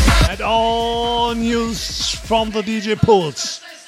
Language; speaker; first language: English; non-native, learner; German